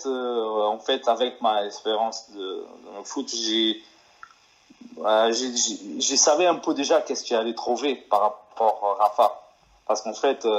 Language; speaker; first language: French; non-native, fluent; Portuguese